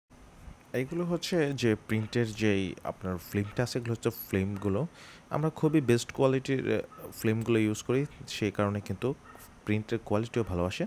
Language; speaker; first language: Bangla; native; Bangla